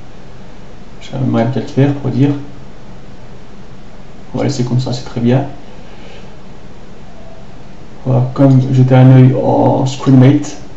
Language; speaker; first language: French; native; French